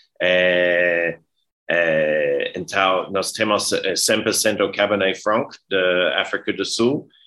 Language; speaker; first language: Portuguese; non-native, learner; English